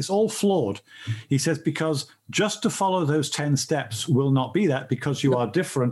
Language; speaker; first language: English; native; English